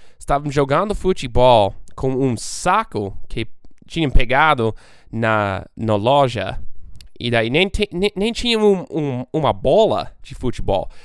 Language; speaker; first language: Portuguese; non-native, fluent; English